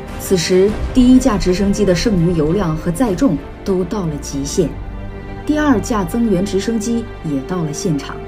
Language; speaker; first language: Chinese; native; Chinese